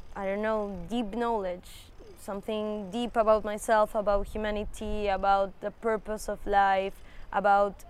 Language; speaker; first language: English; non-native, fluent; Spanish